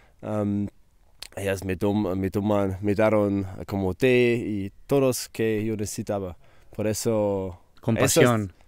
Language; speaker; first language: Spanish; non-native, learner; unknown